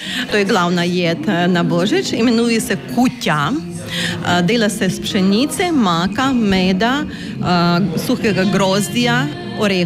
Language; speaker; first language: Slovenian; non-native, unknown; Ukrainian